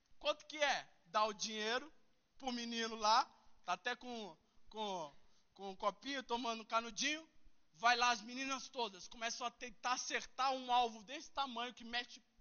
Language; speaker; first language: Portuguese; early bilingual, heritage; Portuguese